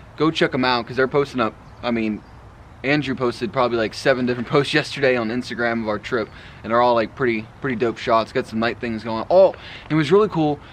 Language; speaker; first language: English; native; English